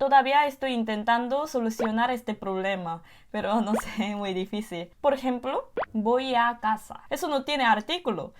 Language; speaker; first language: Spanish; non-native, fluent; Korean